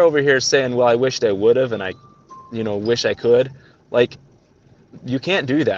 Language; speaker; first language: English; native; English